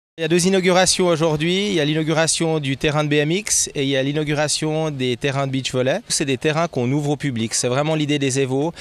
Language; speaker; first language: French; native; French